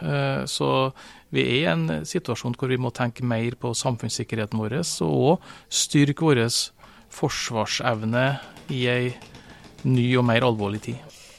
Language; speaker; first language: Norwegian; native; Norwegian